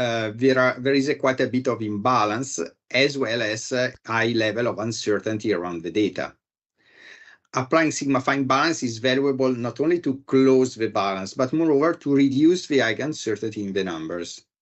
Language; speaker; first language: English; non-native, fluent; Italian